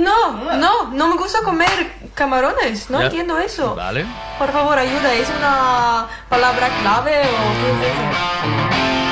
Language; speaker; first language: Spanish; non-native, learner; Swedish